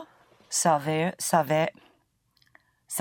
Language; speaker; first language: French; non-native, learner; English